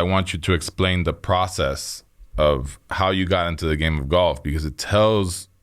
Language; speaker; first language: English; native; English